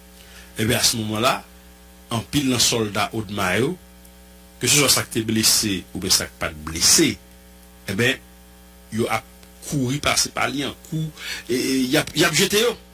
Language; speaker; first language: French; non-native, local second language; Haitian Creole